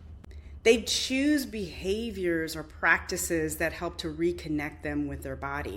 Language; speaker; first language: English; native; English